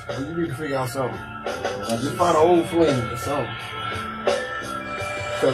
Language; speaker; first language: English; native; English